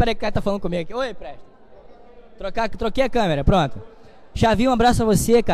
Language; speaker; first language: Portuguese; native; Portuguese